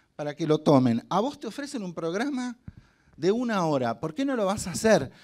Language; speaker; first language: Spanish; native; Spanish